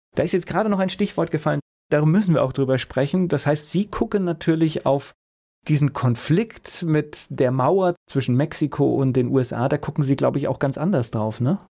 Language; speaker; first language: German; native; German